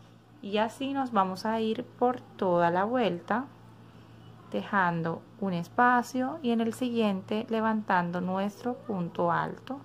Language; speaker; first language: Spanish; native; Spanish